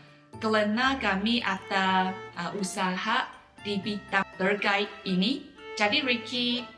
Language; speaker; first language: Indonesian; non-native, fluent; Chinese